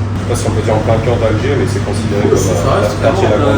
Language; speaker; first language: French; native; French